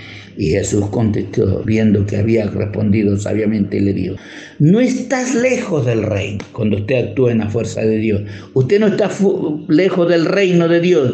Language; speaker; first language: Spanish; native; Spanish